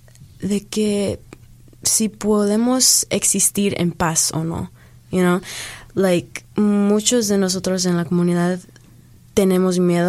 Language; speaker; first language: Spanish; early bilingual, heritage; English